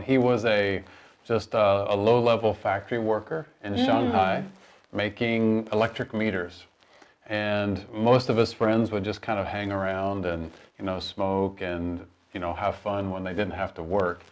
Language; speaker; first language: English; native; English